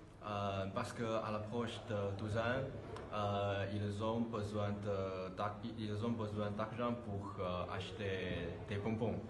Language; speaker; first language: French; non-native, learner; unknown